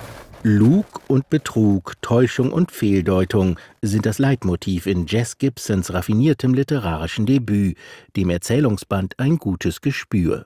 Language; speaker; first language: German; native; German